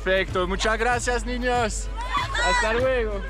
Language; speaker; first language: Spanish; non-native, learner; French